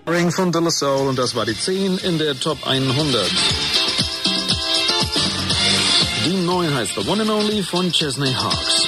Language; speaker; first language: German; native; German